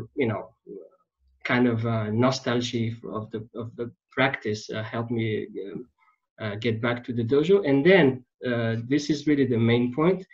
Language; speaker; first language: English; non-native, fluent; French